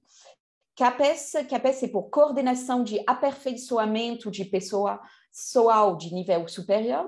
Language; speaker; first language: French; native; French